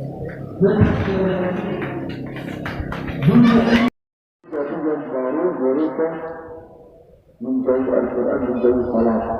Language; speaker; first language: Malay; non-native, learner; Arabic